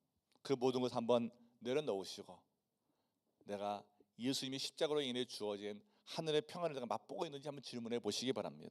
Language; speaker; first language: Korean; native; Korean